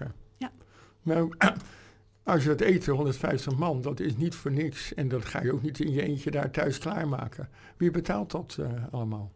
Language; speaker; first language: Dutch; native; Dutch